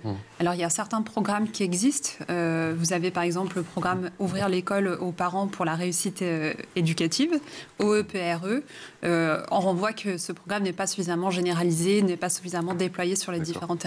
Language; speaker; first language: French; native; French